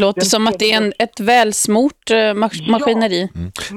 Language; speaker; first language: Swedish; native; Swedish